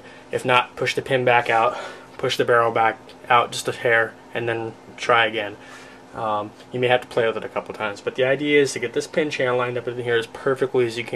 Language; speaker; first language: English; native; English